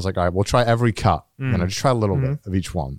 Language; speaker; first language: English; native; English